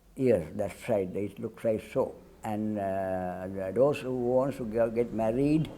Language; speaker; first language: English; non-native, local second language; Sinhala